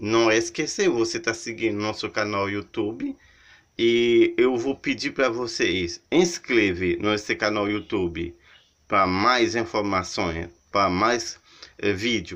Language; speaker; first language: Portuguese; non-native, learner; Haitian Creole